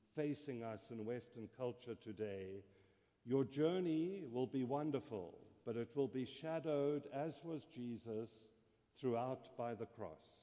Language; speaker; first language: English; native; English